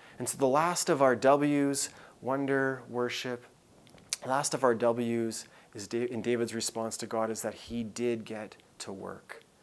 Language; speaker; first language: English; native; English